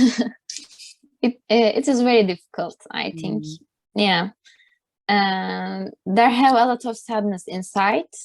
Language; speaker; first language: English; non-native, learner; Turkish